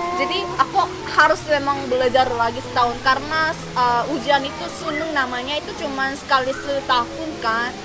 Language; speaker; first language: Indonesian; non-native, fluent; Korean